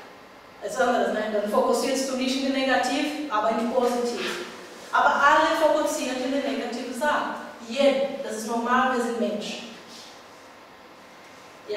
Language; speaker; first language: German; non-native, learner; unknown